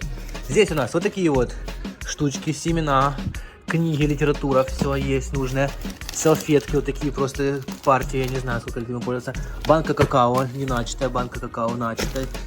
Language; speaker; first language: Russian; native; Russian